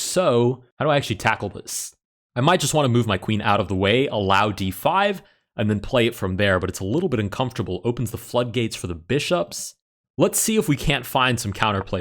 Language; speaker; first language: English; native; English